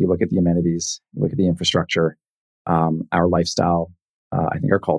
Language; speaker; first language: English; native; English